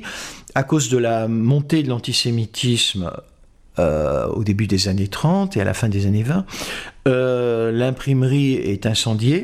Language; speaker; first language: French; native; French